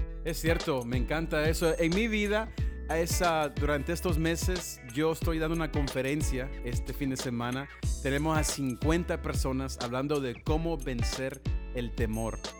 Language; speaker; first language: Spanish; early bilingual, other home language; English